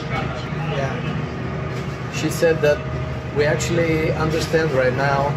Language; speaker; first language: English; non-native, fluent; Romanian